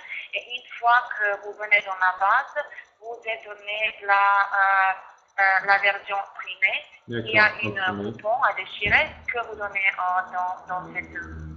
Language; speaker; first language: French; non-native, fluent; Croatian